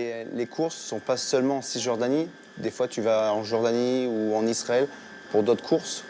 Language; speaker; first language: French; native; French